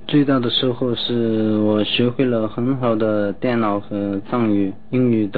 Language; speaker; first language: Chinese; non-native, local second language; Tibetan